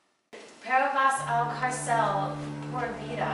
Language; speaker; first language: Spanish; non-native, learner; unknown